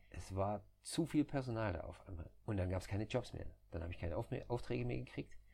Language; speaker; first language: German; native; German